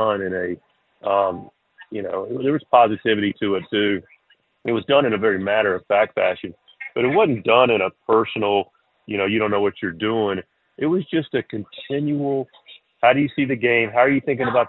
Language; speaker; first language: English; native; English